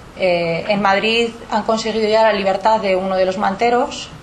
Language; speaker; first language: Spanish; native; Spanish